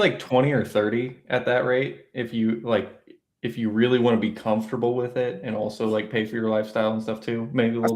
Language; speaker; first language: English; native; English